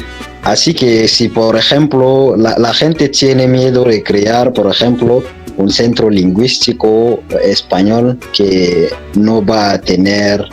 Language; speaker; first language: Spanish; non-native, fluent; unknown